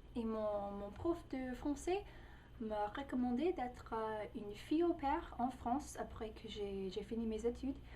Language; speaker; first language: French; non-native, fluent; English